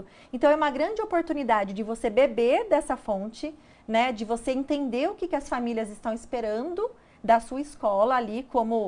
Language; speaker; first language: Portuguese; native; Portuguese